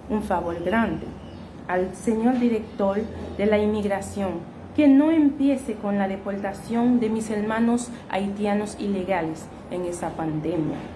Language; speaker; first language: Spanish; non-native, fluent; Haitian Creole